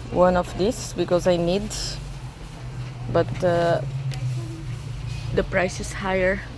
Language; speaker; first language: English; non-native, learner; Portuguese